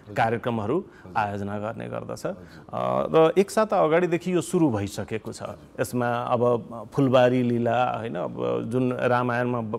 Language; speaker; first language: Nepali; non-native, local second language; Maithili